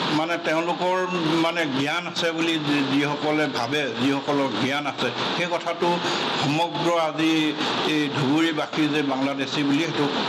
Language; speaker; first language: Assamese; native; Assamese